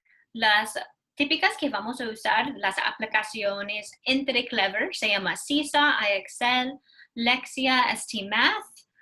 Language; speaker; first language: Spanish; non-native, learner; English